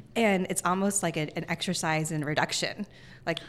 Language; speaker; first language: English; native; English